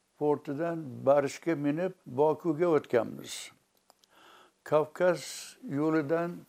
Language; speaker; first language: Uzbek; native; Uzbek